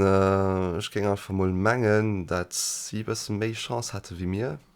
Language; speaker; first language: German; non-native, local second language; Luxembourgish